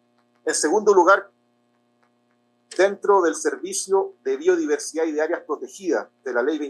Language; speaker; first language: Spanish; native; Spanish